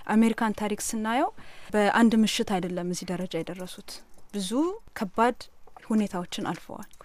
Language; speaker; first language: Amharic; native; Amharic